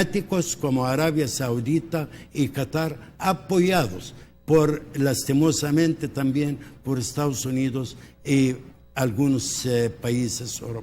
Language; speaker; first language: Spanish; non-native, local second language; Arabic